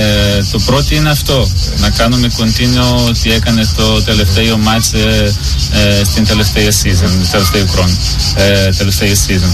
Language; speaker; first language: Greek; non-native, learner; Portuguese